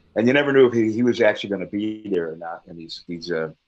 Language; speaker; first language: English; native; English